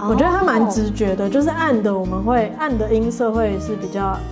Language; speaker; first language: Chinese; native; Chinese